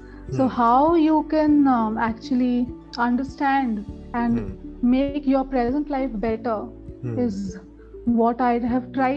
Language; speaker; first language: English; non-native, local second language; Marathi